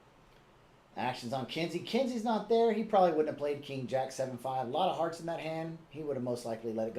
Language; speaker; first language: English; native; English